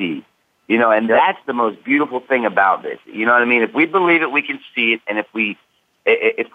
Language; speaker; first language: English; native; English